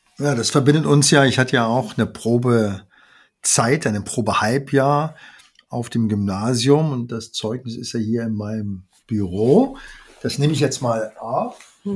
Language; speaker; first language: German; early bilingual, other home language; Arabic